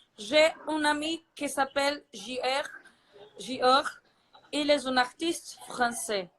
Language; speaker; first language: French; non-native, learner; Portuguese